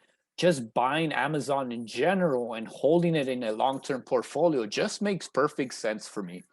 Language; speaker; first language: English; native; English